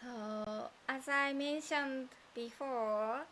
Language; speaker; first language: English; non-native, fluent; Japanese